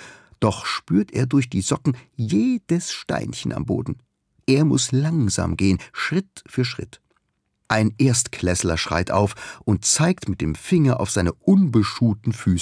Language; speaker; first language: German; native; German